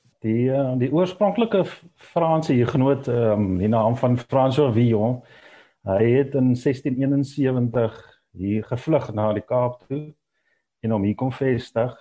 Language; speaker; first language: Afrikaans; native; Afrikaans